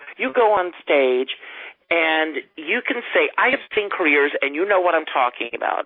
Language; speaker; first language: English; native; English